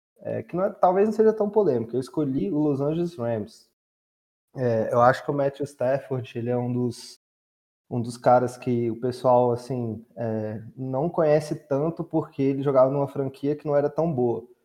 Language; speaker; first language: Portuguese; native; Portuguese